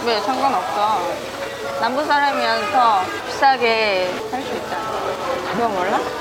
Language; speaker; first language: Korean; non-native, learner; Vietnamese